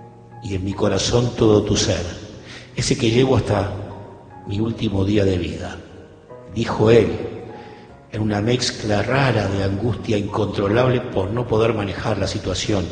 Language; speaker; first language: Spanish; native; Spanish